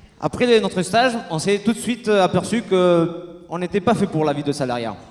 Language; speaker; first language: French; non-native, fluent; Spanish